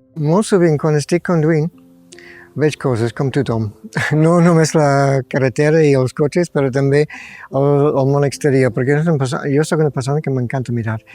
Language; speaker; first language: Catalan; non-native, fluent; English